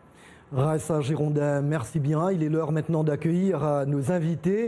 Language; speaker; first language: French; native; French